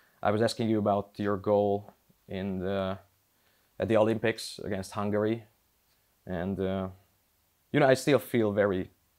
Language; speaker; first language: English; non-native, fluent; Hungarian